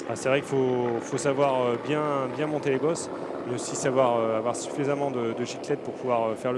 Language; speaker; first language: French; native; French